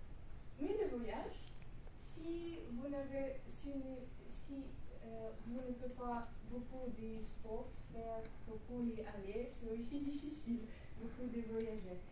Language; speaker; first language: French; non-native, learner; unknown